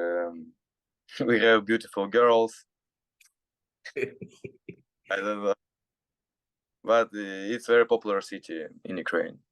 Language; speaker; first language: English; non-native, learner; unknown